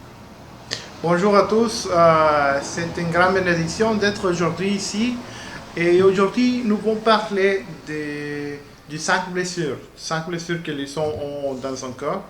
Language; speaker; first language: French; non-native, learner; Spanish